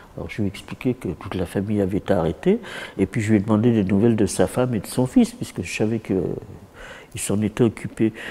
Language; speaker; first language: French; early bilingual, other home language; Yiddish